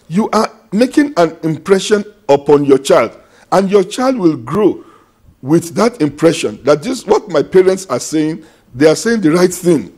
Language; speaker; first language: English; non-native, local second language; Yoruba